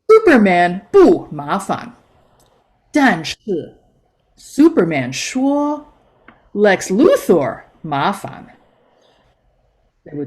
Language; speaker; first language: Chinese; non-native, fluent; English